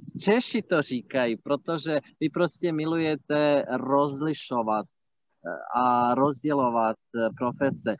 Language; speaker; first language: Czech; non-native, fluent; Bosnian